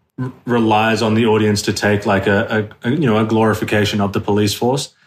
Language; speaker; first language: English; native; English